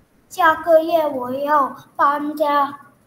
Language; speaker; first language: Chinese; non-native, learner; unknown